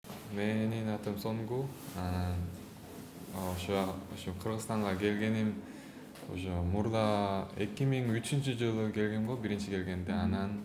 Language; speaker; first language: Kyrgyz; early bilingual, other home language; Korean